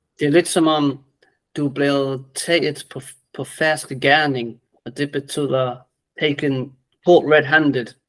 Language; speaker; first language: Danish; native; Danish